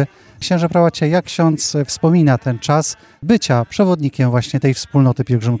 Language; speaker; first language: Polish; native; Polish